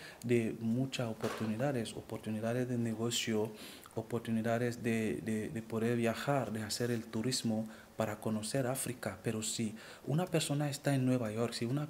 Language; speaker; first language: Spanish; non-native, fluent; French